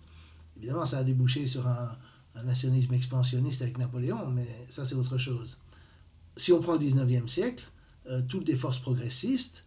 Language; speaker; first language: French; native; French